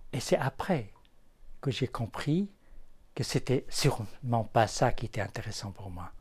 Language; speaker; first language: French; non-native, local second language; Arabic